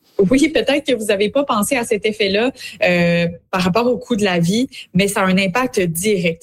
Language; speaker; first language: French; native; French